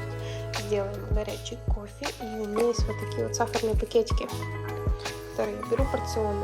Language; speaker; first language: Russian; native; Russian